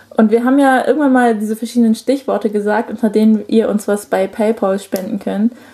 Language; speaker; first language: German; early bilingual, other home language; Chinese